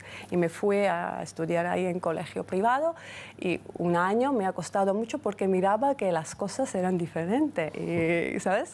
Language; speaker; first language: Spanish; non-native, fluent; Georgian